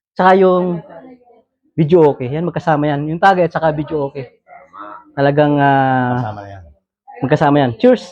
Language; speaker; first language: Filipino; native; Filipino